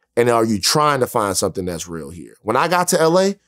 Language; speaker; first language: English; native; English